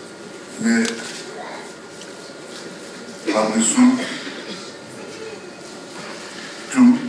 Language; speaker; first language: French; non-native, fluent; Hebrew